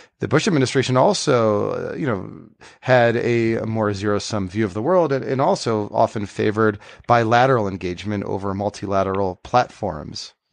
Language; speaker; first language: English; native; English